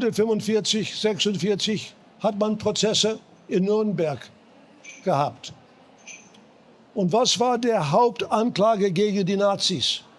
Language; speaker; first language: German; non-native, fluent; English